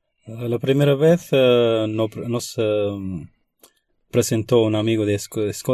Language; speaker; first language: Spanish; non-native, fluent; Arabic